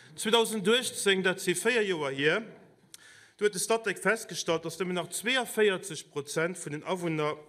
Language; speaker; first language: Luxembourgish; native; Luxembourgish